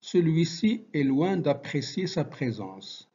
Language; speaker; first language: French; non-native, local second language; Arabic